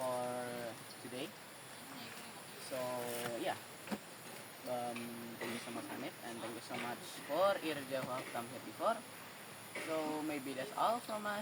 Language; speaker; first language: English; non-native, learner; Indonesian